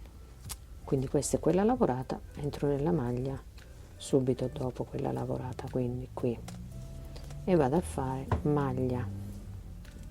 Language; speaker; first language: Italian; native; Italian